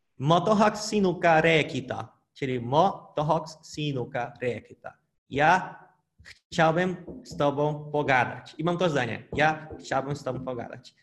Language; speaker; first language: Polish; non-native, fluent; Portuguese